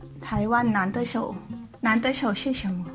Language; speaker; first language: Chinese; non-native, learner; Thai